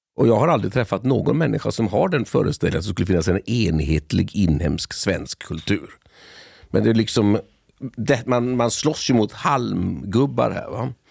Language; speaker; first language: Swedish; native; Swedish